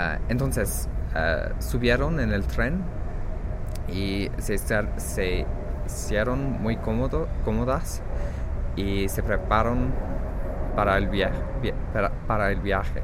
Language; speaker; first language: Spanish; non-native, fluent; English